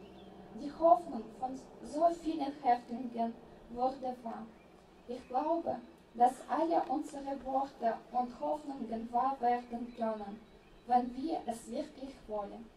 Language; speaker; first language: German; non-native, fluent; Russian